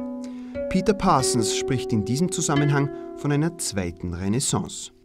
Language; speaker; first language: German; native; German